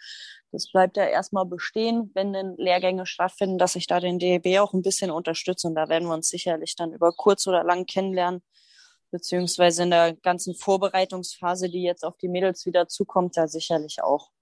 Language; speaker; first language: German; native; German